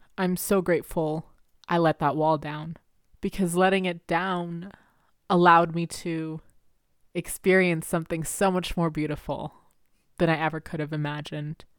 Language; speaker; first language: English; early bilingual, other home language; Spanish